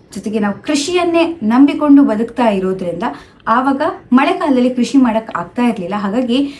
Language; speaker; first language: Kannada; non-native, local second language; Tulu